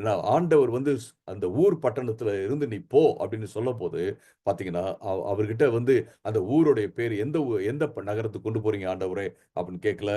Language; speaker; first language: Tamil; native; Tamil